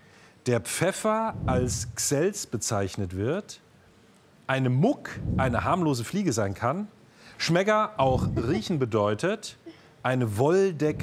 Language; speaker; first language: German; native; German